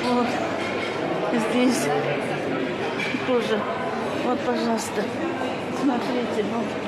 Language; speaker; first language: Russian; non-native, local second language; Tatar